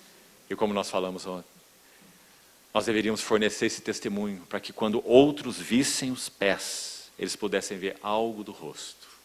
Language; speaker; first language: Portuguese; native; Portuguese